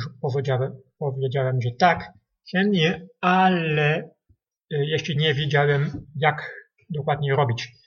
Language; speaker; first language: Polish; non-native, learner; Dutch